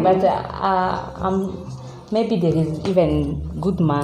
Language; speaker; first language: English; non-native, learner; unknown